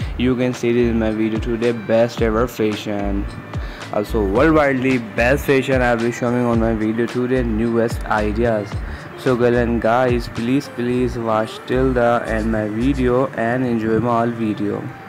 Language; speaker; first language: English; non-native, learner; Urdu